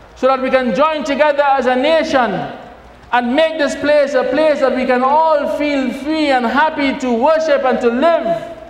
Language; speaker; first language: English; native; English